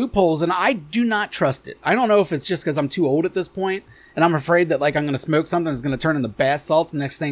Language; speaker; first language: English; native; English